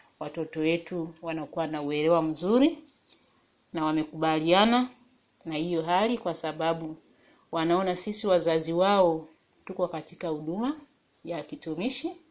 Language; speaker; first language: Swahili; native; Swahili